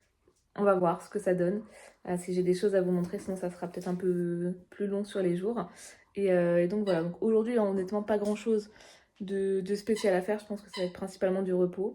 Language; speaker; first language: French; native; French